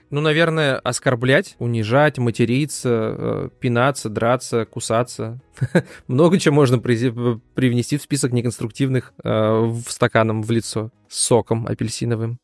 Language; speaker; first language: Russian; native; Russian